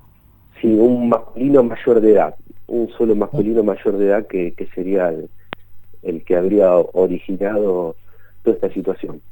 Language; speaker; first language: Spanish; native; Spanish